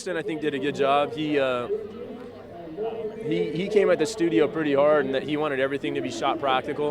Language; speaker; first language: English; native; English